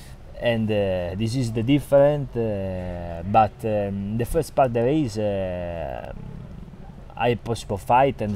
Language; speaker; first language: English; non-native, learner; Italian